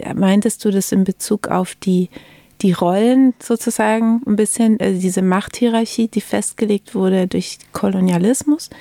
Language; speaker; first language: German; native; German